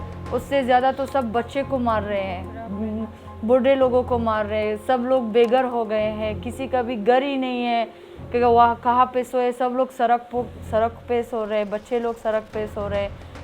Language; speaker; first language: Hindi; non-native, fluent; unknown